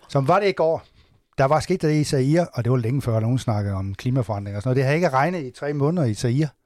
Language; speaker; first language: Danish; native; Danish